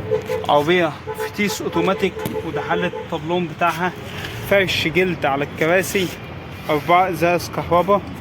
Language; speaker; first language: Arabic; native; Arabic